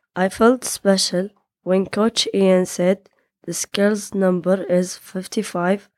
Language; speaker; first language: English; non-native, learner; Arabic